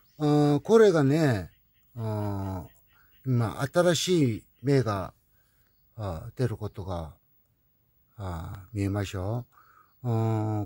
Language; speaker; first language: Japanese; non-native, learner; Korean